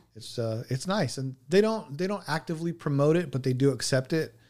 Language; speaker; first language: English; native; English